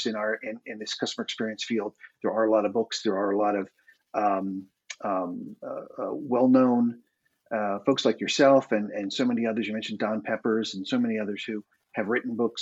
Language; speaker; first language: English; native; English